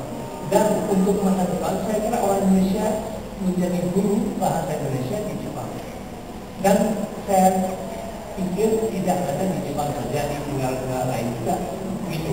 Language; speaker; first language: Indonesian; non-native, fluent; Japanese